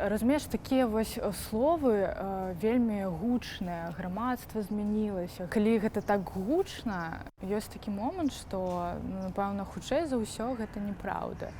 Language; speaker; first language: Belarusian; non-native, local second language; Russian